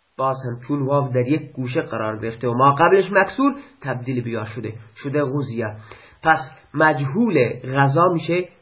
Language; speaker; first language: Persian; native; Persian